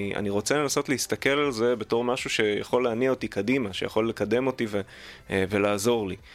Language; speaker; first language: Hebrew; native; Hebrew